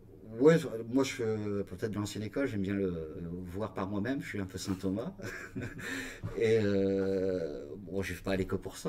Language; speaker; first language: French; native; French